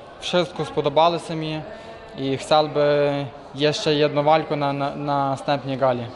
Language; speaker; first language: Polish; non-native, learner; Ukrainian